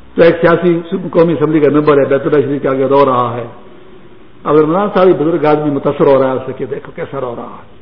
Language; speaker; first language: Urdu; non-native, local second language; Pashto